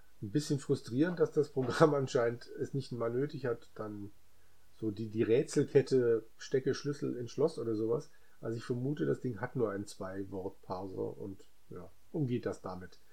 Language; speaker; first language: German; native; German